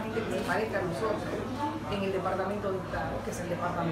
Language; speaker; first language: Spanish; native; Spanish